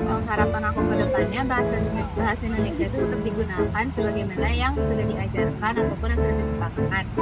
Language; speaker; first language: Indonesian; non-native, local second language; Minangkabau